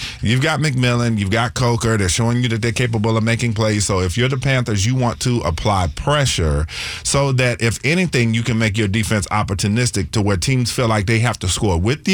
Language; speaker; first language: English; native; English